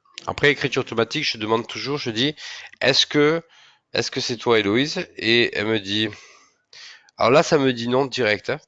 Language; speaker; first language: French; native; French